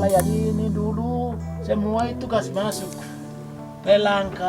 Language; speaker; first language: Indonesian; non-native, local second language; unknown